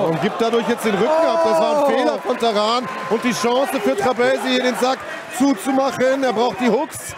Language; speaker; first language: German; native; German